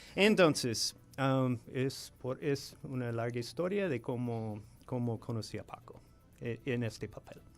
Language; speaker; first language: Spanish; non-native, fluent; English